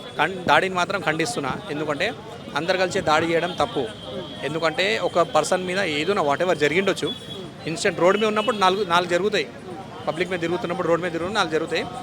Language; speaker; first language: Telugu; native; Telugu